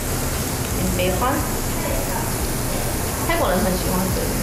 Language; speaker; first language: Chinese; non-native, learner; Thai